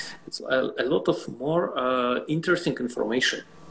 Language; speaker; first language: English; non-native, learner; Russian